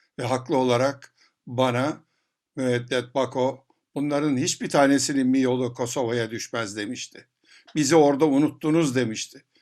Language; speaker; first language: Turkish; native; Turkish